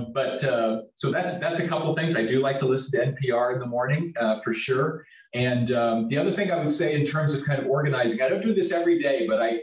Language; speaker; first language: English; native; English